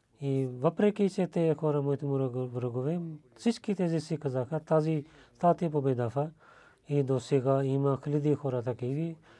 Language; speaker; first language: Bulgarian; non-native, learner; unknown